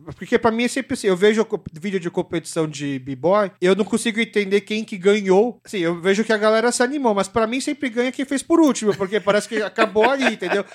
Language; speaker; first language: Portuguese; early bilingual, other home language; Korean